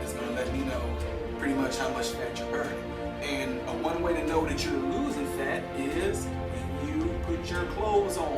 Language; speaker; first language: English; native; English